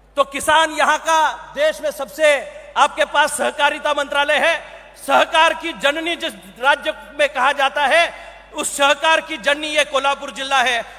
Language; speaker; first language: Hindi; non-native, local second language; Marathi